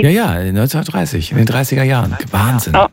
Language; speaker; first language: German; native; German